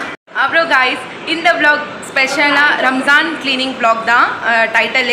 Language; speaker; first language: Tamil; non-native, local second language; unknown